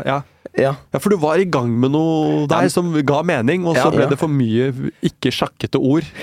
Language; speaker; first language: Norwegian; native; Norwegian